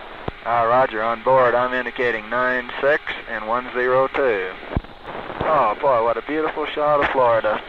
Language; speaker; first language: English; native; English